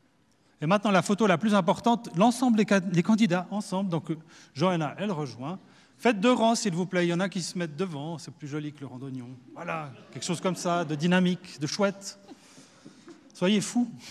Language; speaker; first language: French; native; French